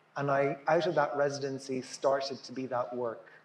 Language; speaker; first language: English; native; English